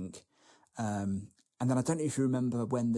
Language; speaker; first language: English; native; English